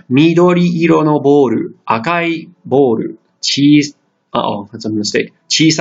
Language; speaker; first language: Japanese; non-native, fluent; English